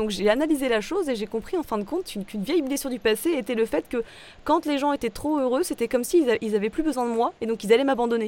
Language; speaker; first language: French; native; French